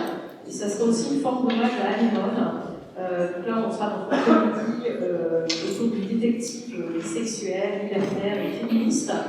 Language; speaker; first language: French; native; French